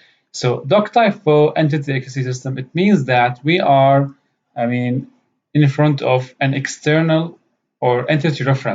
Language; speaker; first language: English; non-native, fluent; Arabic